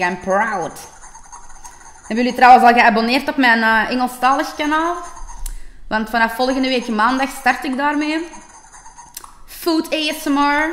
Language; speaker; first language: Dutch; native; Dutch